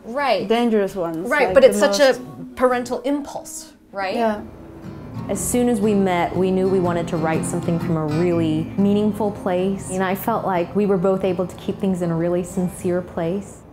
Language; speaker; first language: English; native; English